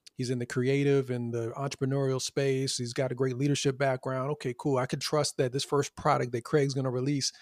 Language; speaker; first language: English; native; English